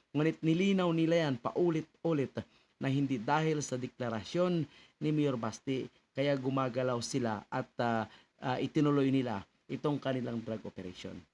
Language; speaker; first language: Filipino; native; Filipino